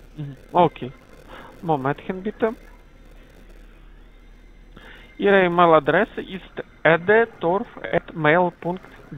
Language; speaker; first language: German; non-native, fluent; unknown